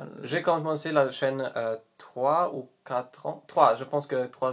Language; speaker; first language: French; non-native, learner; Polish